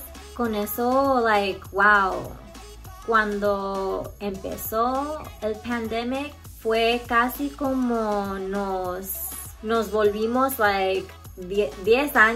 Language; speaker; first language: Spanish; early bilingual, heritage; Spanish